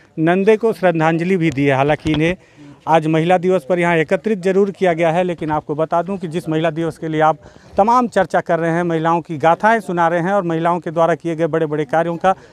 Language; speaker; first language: Hindi; native; Hindi